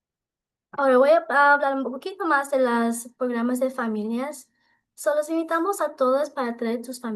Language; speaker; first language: Spanish; non-native, local second language; English